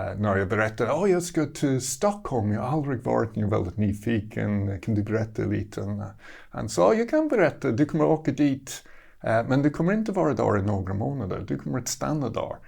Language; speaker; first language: Swedish; non-native, fluent; English